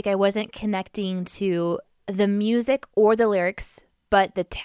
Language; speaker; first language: English; native; English